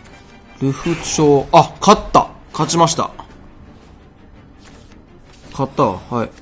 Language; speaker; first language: Japanese; native; Japanese